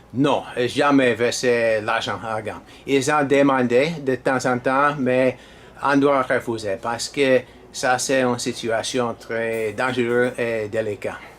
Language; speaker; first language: French; non-native, learner; English